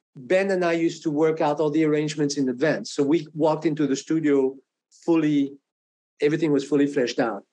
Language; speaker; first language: English; non-native, fluent; French